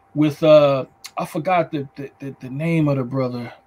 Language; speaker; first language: English; native; English